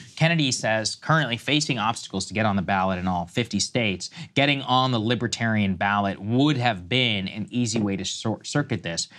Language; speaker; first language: English; native; English